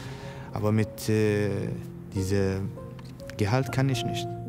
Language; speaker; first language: German; non-native, learner; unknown